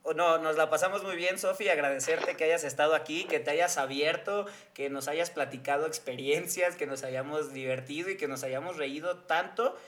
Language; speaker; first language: Spanish; native; Spanish